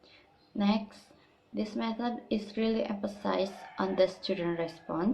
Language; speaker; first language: English; non-native, learner; Indonesian